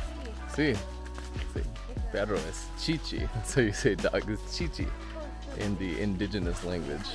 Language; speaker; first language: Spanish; non-native, learner; English